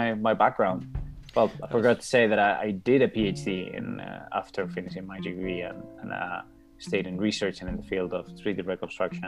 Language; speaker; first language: English; non-native, fluent; Spanish